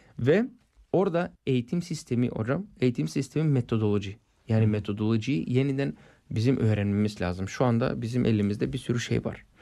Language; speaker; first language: Turkish; non-native, fluent; English